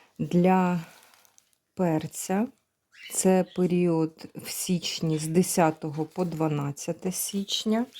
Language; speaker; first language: Ukrainian; native; Ukrainian